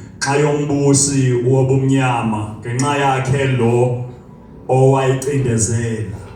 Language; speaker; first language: Zulu; non-native, local second language; Xhosa